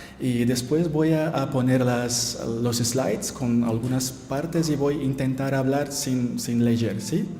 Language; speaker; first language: Spanish; non-native, learner; Portuguese